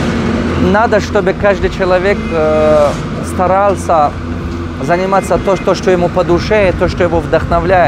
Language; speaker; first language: Russian; non-native, local second language; Tajik